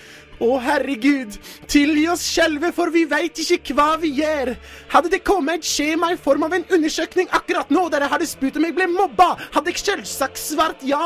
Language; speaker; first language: Norwegian; native; Norwegian